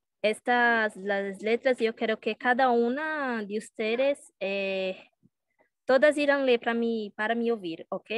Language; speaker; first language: Spanish; non-native, learner; Portuguese